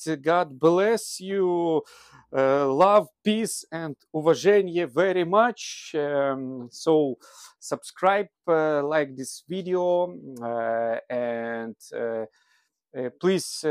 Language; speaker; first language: English; non-native, learner; Russian